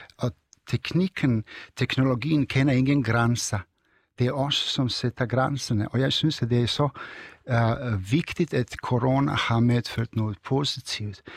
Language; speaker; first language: Danish; non-native, fluent; Serbian